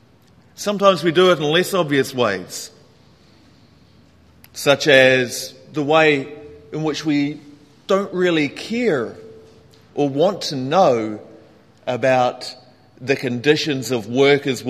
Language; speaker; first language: English; native; English